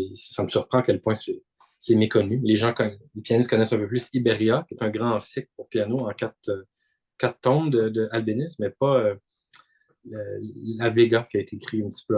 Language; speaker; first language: French; native; French